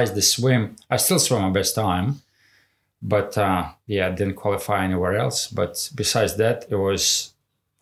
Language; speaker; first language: English; non-native, fluent; Latvian